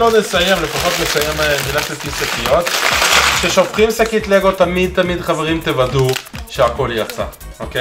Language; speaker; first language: Hebrew; native; Hebrew